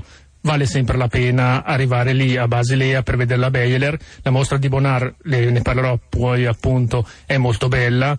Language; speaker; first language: Italian; native; Italian